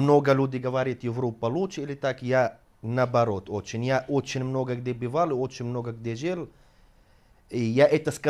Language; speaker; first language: Russian; non-native, fluent; Arabic